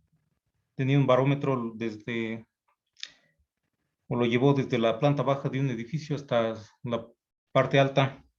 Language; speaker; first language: Spanish; native; Spanish